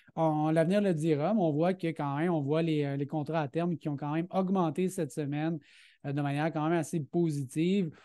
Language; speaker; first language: French; native; French